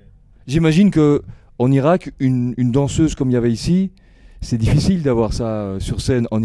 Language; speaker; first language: French; native; French